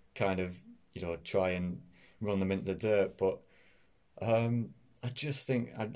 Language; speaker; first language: English; native; English